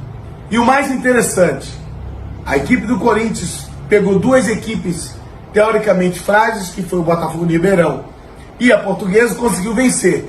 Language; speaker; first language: Portuguese; native; Portuguese